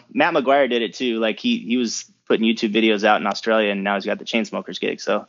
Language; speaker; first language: English; native; English